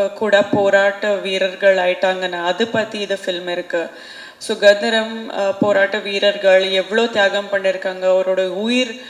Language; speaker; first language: Tamil; non-native, local second language; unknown